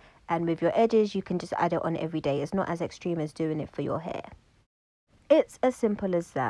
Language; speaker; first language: English; native; English